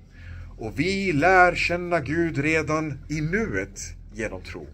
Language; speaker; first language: Swedish; non-native, local second language; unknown